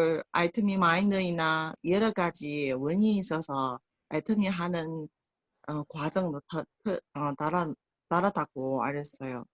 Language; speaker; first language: Korean; non-native, learner; Chinese